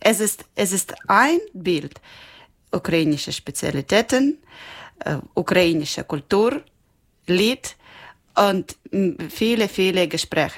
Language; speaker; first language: German; non-native, learner; Ukrainian